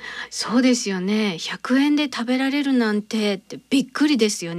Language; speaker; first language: Japanese; native; Japanese